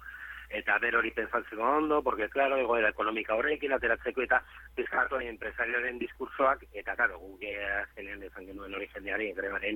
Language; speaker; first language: Basque; native; Basque